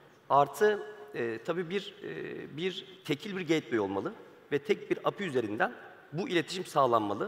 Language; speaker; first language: Turkish; native; Turkish